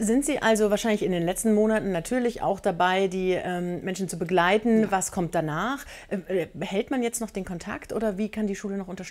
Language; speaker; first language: German; native; German